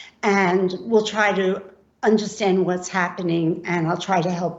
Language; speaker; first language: English; native; English